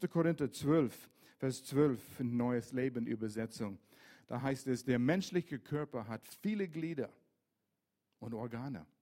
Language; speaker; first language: German; non-native, fluent; English